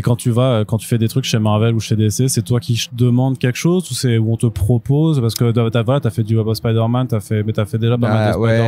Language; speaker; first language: French; native; French